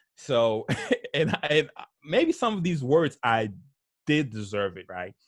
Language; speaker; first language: English; early bilingual, other home language; Haitian Creole